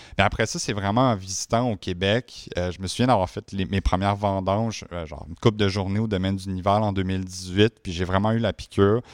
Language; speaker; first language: French; native; French